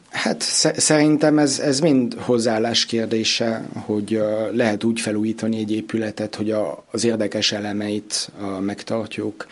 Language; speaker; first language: Hungarian; early bilingual, heritage; Hungarian